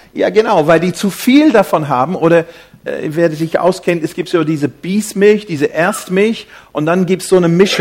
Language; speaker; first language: German; non-native, fluent; English